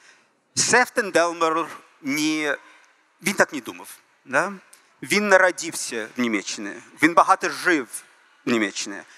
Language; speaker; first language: Ukrainian; early bilingual, heritage; Ukrainian